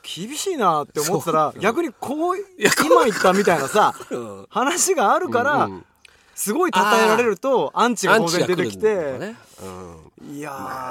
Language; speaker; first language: Japanese; native; Japanese